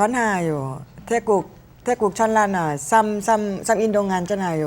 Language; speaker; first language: Korean; non-native, learner; Thai